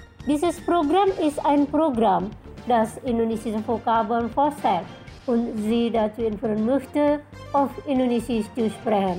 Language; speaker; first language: German; non-native, fluent; Indonesian